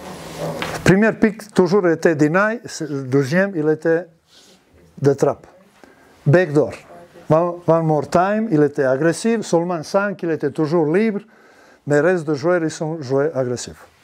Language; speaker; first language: French; non-native, learner; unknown